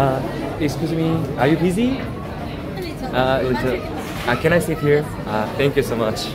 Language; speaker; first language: English; non-native, learner; Korean